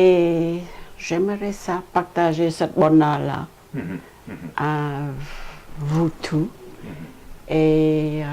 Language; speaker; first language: French; non-native, fluent; Khmer